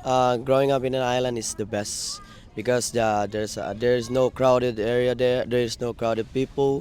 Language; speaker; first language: English; non-native, local second language; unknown